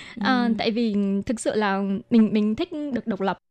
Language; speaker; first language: Vietnamese; native; Vietnamese